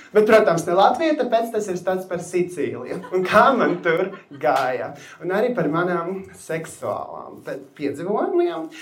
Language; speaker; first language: Latvian; non-native, local second language; Russian